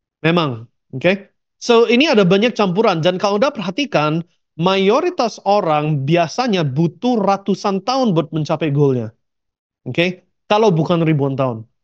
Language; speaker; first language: Indonesian; early bilingual, heritage; Indonesian